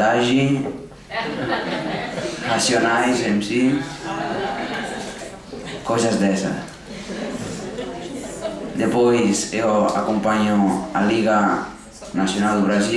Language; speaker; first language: Portuguese; early bilingual, heritage; Portuguese